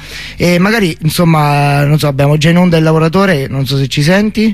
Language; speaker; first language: Italian; native; Italian